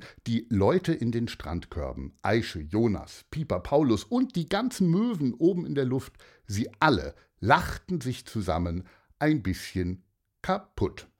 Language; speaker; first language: German; native; German